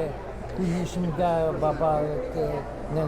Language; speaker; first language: Albanian; early bilingual, heritage; Albanian